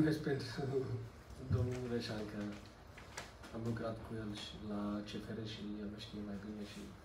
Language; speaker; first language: Romanian; non-native, learner; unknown